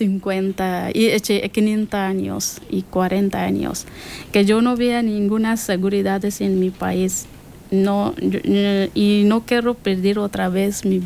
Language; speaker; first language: Spanish; non-native, learner; Persian